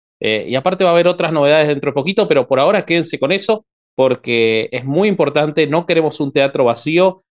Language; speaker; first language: Spanish; native; Spanish